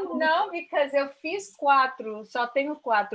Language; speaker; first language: Portuguese; early bilingual, heritage; Portuguese